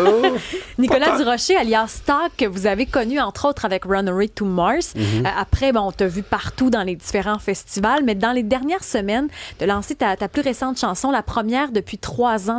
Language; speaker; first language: French; native; French